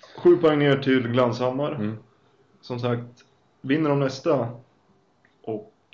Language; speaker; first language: Swedish; native; Swedish